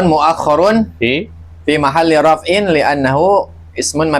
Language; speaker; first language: Arabic; non-native, learner; Indonesian